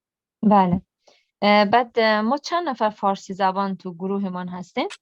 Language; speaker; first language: Persian; native; Persian